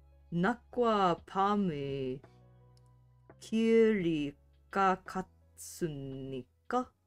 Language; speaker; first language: Korean; non-native, learner; English